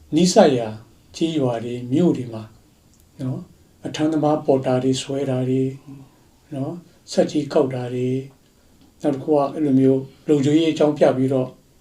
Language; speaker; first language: Burmese; native; Burmese